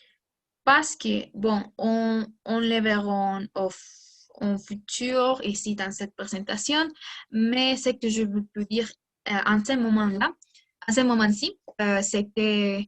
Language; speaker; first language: French; non-native, learner; Spanish